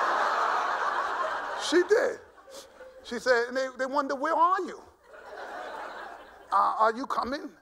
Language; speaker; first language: English; native; English